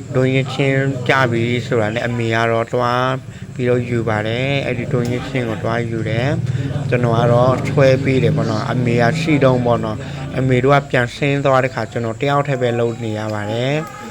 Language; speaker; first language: Burmese; non-native, local second language; S'gaw Karen